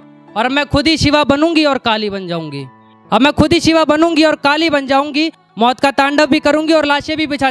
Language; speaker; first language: Hindi; native; Hindi